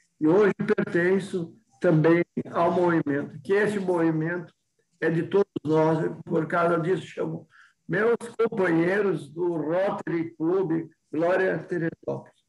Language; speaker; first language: Portuguese; native; Portuguese